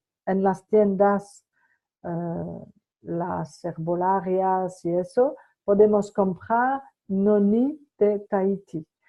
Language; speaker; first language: Spanish; non-native, fluent; French